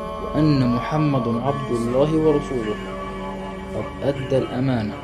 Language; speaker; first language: Arabic; native; Arabic